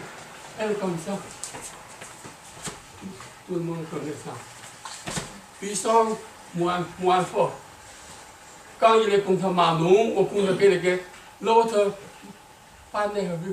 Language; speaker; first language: French; non-native, learner; Chinese